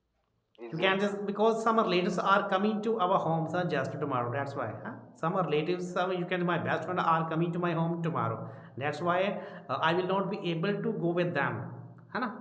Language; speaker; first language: English; non-native, local second language; Hindi